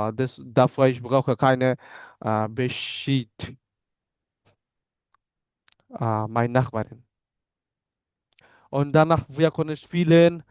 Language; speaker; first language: German; non-native, learner; Bangla